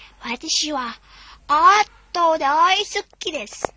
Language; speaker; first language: Japanese; non-native, learner; Indonesian